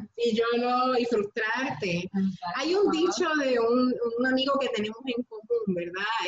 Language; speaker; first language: Spanish; non-native, fluent; Greek